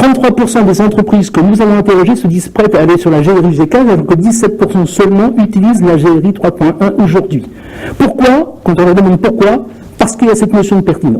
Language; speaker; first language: French; native; French